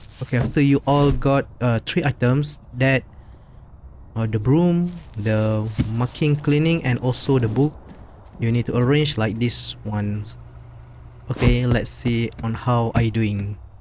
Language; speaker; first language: English; non-native, local second language; Malay